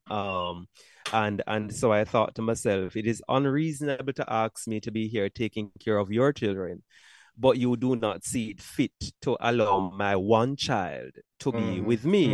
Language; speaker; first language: English; non-native, local second language; Jamaican Creole English